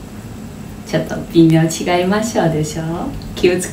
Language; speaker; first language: Japanese; non-native, learner; Chinese